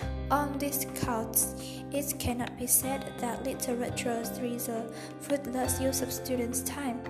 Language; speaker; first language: English; non-native, fluent; Vietnamese